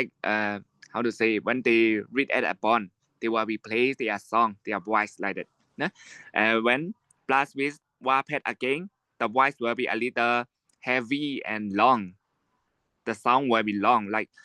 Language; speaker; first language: English; non-native, learner; Shan